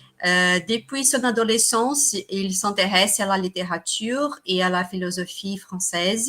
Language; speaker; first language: French; non-native, fluent; Portuguese